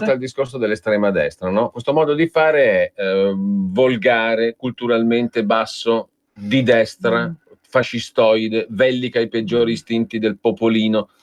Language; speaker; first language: Italian; native; Italian